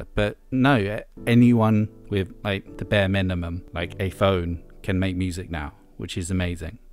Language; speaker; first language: English; native; English